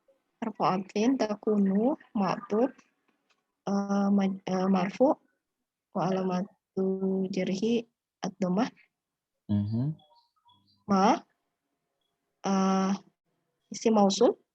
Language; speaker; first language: Arabic; non-native, learner; Indonesian